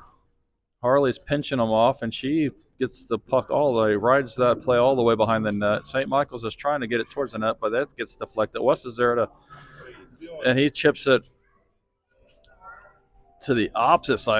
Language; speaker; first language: English; native; English